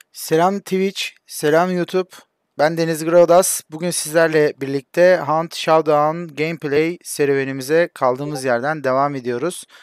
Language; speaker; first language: Turkish; native; Turkish